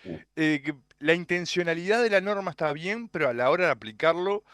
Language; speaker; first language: Spanish; native; Spanish